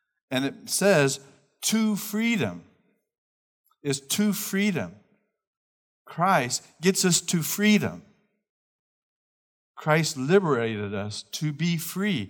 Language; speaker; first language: English; native; English